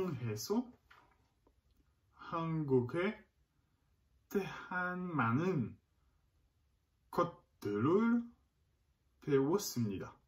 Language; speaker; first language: Korean; non-native, learner; French